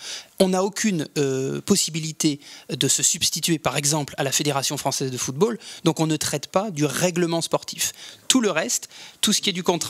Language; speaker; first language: French; native; French